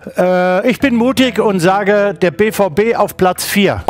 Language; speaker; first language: German; native; German